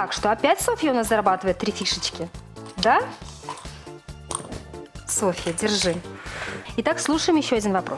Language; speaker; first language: Russian; native; Russian